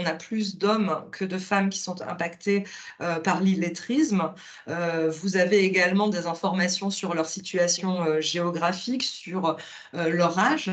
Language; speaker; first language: French; native; French